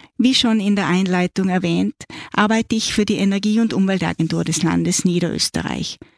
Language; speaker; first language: German; native; German